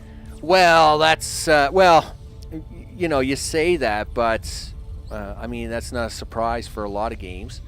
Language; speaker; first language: English; native; English